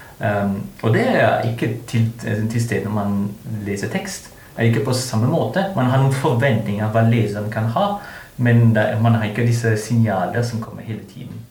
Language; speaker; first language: Norwegian; non-native, fluent; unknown